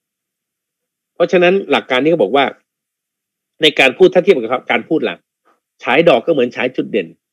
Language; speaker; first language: Thai; native; Thai